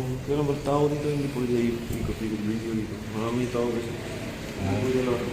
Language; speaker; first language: Filipino; non-native, learner; Punjabi